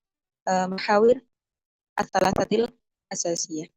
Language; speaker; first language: Arabic; non-native, learner; Indonesian